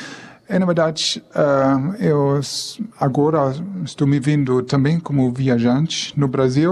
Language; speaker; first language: Portuguese; non-native, fluent; German